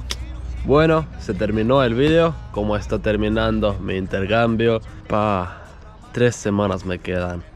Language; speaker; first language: Spanish; non-native, fluent; Estonian